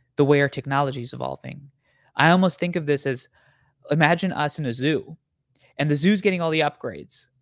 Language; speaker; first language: English; native; English